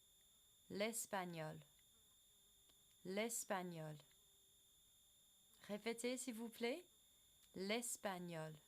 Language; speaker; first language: French; non-native, fluent; English